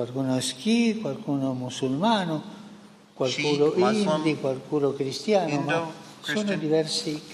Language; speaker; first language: Italian; non-native, fluent; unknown